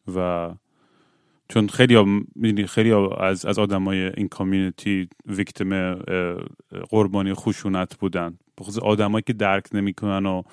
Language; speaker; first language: Persian; native; Persian